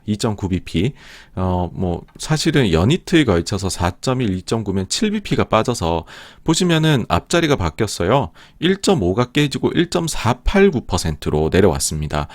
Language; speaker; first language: Korean; native; Korean